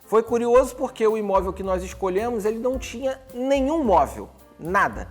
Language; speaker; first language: Portuguese; native; Portuguese